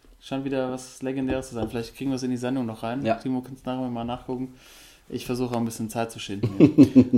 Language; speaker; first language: German; native; German